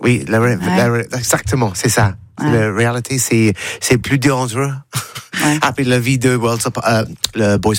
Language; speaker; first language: French; non-native, learner; English